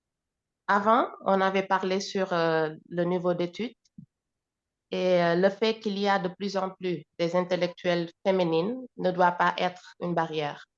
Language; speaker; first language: French; non-native, fluent; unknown